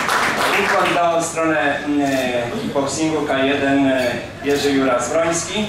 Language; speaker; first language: Polish; native; Polish